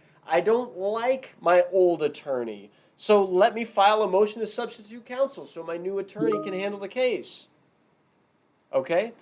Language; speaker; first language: English; native; English